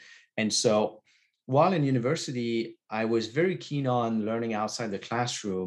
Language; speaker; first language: English; non-native, fluent; French